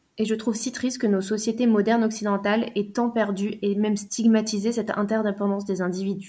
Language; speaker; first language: French; native; French